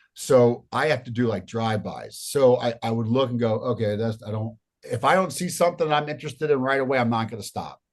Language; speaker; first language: English; native; English